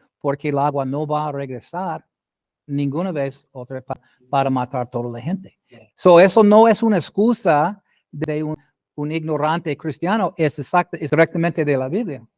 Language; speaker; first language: Spanish; non-native, fluent; English